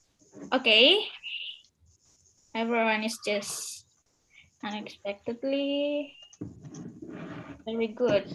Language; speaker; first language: English; non-native, fluent; Indonesian